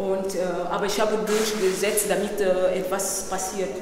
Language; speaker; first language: German; non-native, learner; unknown